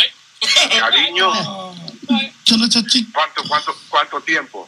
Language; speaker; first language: Spanish; non-native, learner; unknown